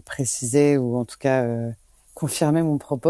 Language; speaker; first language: French; native; French